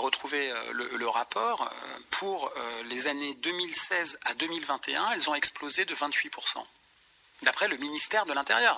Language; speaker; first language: French; native; French